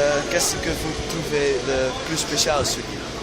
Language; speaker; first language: French; non-native, learner; Dutch